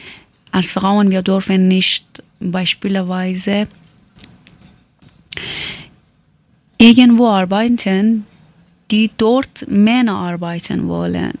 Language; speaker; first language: German; non-native, learner; Persian